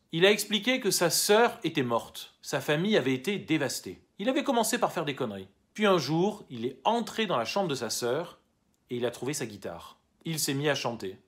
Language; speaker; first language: French; native; French